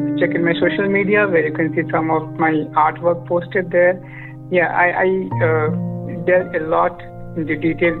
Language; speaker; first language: English; non-native, local second language; Odia